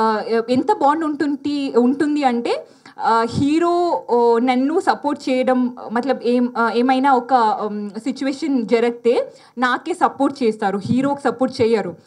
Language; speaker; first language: Telugu; non-native, learner; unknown